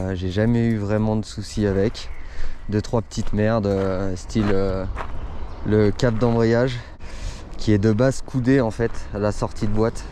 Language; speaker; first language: French; native; French